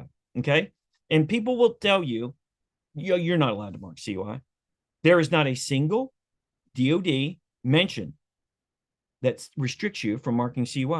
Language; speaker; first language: English; native; English